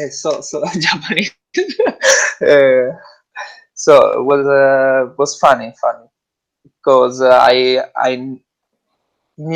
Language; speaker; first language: English; non-native, learner; Italian